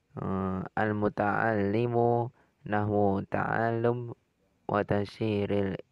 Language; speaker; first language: Arabic; non-native, learner; Indonesian